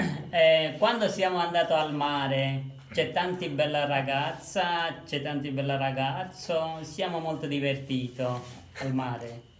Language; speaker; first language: Italian; non-native, learner; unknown